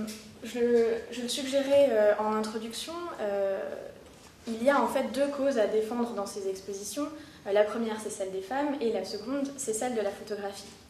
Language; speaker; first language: French; native; French